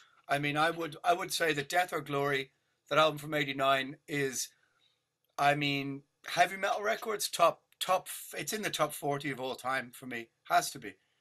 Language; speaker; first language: English; native; English